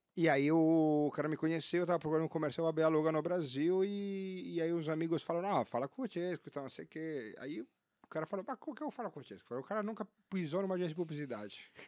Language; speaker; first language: Portuguese; non-native, fluent; Italian